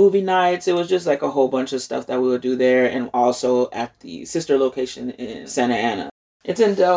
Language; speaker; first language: English; native; English